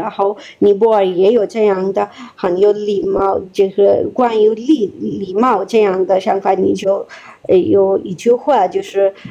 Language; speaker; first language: Chinese; non-native, fluent; Nepali